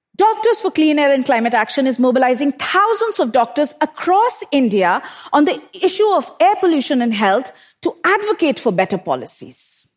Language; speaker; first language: English; non-native, local second language; Hindi